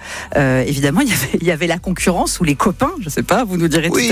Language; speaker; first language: French; native; French